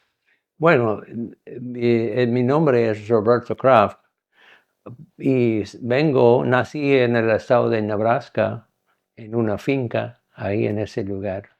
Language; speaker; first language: Spanish; non-native, fluent; English